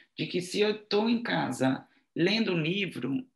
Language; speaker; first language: Portuguese; non-native, fluent; French